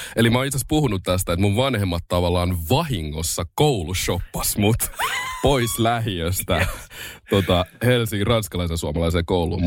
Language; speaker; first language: Finnish; early bilingual, other home language; Lingala